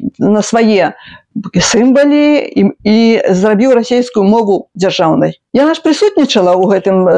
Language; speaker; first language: Belarusian; native; Belarusian